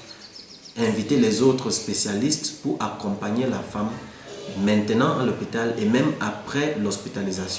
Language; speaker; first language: French; non-native, local second language; English